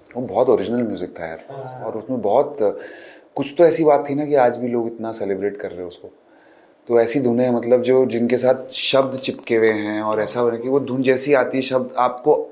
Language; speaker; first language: Hindi; native; Hindi